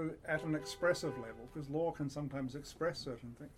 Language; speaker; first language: English; native; English